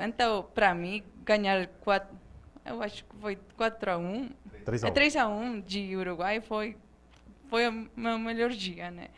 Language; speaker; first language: Portuguese; non-native, fluent; Spanish